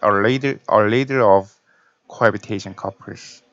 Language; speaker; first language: English; non-native, learner; Korean